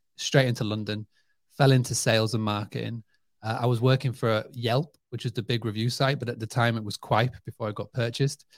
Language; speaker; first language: English; native; English